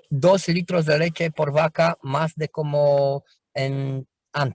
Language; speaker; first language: Spanish; non-native, fluent; Romanian